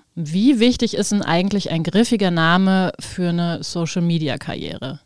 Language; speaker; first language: German; native; German